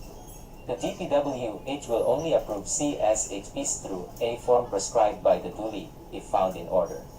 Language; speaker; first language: English; non-native, local second language; Cebuano